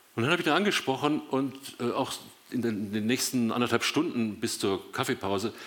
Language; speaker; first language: German; native; German